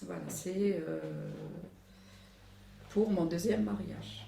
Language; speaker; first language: French; non-native, local second language; Arabic